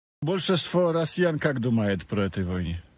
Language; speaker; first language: Russian; non-native, learner; Polish